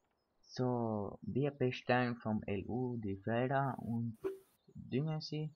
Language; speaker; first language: German; native; German